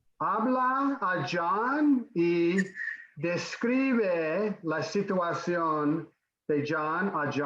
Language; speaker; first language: Spanish; non-native, fluent; English